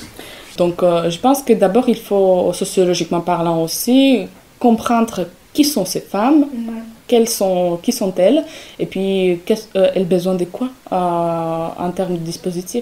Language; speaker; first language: French; non-native, fluent; Georgian